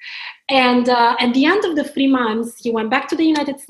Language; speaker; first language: English; non-native, fluent; Italian